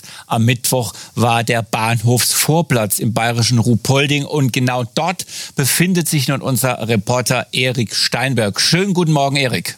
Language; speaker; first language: German; native; German